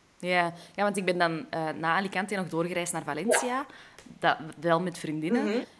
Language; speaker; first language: Dutch; native; Dutch